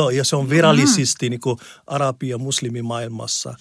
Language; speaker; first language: Finnish; non-native, learner; Arabic